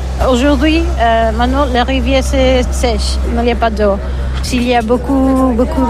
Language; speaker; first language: French; non-native, learner; Catalan